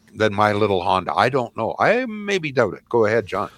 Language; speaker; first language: English; native; English